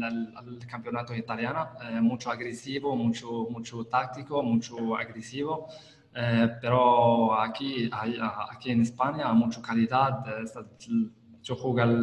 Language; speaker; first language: Spanish; non-native, learner; Italian